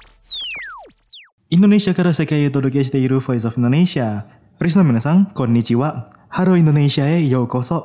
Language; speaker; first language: Japanese; non-native, fluent; Indonesian